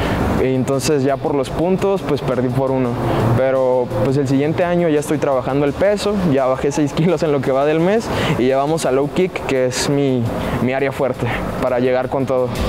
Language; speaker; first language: Spanish; native; Spanish